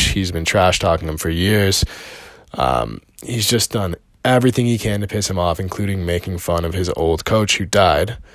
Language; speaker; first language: English; native; English